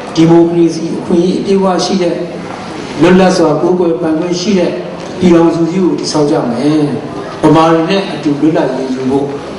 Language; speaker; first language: Burmese; non-native, local second language; Kachin